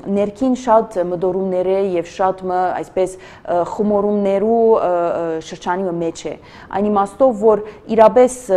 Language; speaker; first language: Armenian; early bilingual, heritage; Armenian